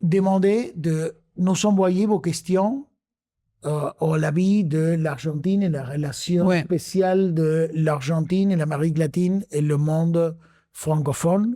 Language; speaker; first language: French; non-native, fluent; Spanish